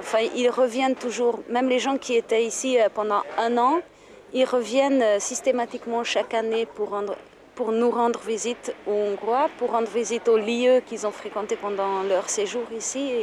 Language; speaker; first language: French; non-native, fluent; Hungarian